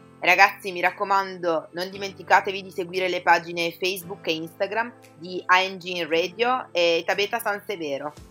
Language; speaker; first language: Italian; native; Italian